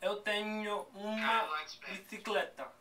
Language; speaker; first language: Portuguese; non-native, learner; English